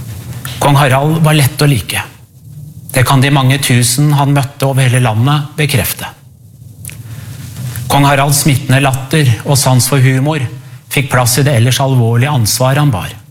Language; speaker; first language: Norwegian; native; Norwegian